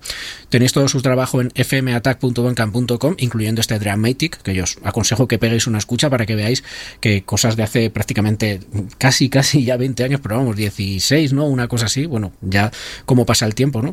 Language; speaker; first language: Spanish; native; Spanish